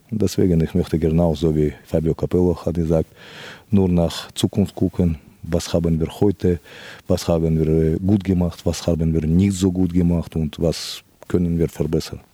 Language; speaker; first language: German; non-native, fluent; Russian